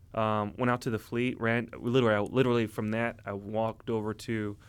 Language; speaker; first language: English; native; English